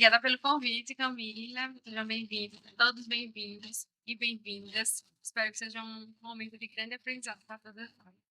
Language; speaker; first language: Portuguese; native; Portuguese